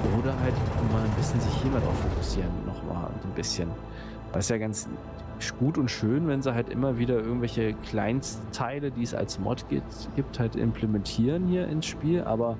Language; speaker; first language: German; native; German